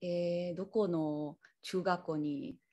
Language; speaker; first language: Japanese; non-native, learner; English